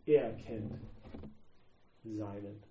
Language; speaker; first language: German; non-native, fluent; English